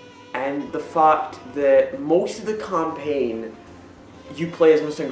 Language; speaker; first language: English; native; English